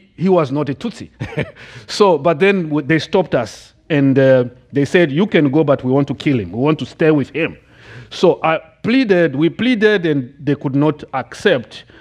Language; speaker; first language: English; non-native, fluent; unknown